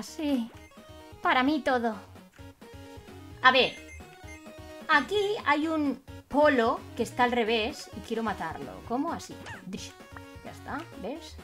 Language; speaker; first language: Spanish; native; Spanish